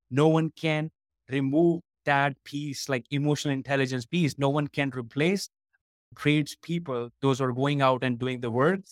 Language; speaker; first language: English; non-native, local second language; Hindi